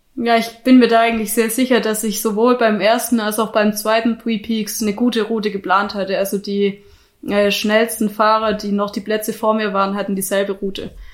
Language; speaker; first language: German; native; German